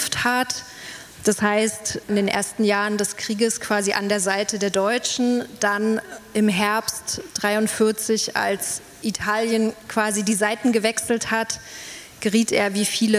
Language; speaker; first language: German; native; German